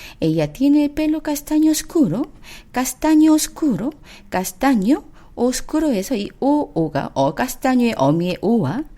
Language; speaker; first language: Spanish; non-native, fluent; Korean